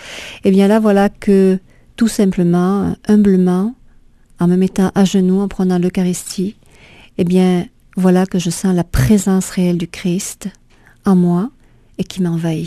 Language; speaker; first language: French; native; French